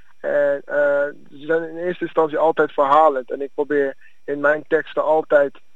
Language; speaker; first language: Dutch; early bilingual, other home language; Akan